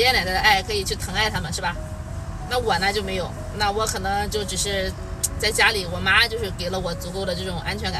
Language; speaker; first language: Chinese; native; Chinese